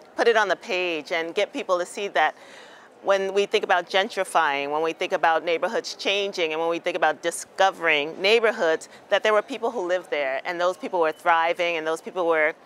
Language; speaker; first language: English; native; English